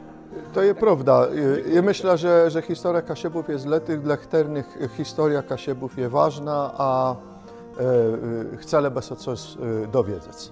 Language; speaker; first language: Polish; non-native, local second language; Kashubian